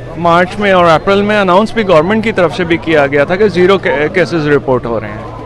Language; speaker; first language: Urdu; native; Urdu